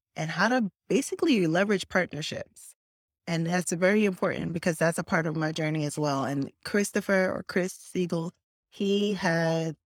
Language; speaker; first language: English; native; English